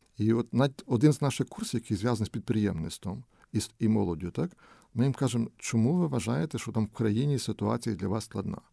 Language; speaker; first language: Ukrainian; native; Ukrainian